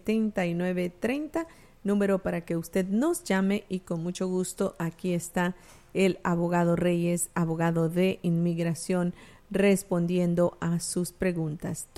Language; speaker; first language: Spanish; native; Spanish